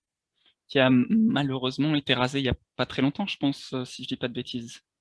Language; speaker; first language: French; native; French